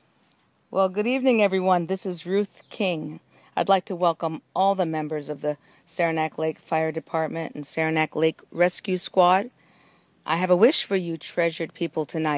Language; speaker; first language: English; native; English